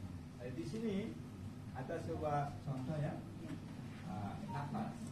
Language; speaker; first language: Indonesian; non-native, fluent; Bangla